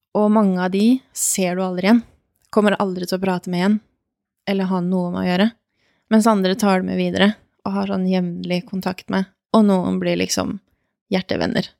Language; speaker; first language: Norwegian; early bilingual, other home language; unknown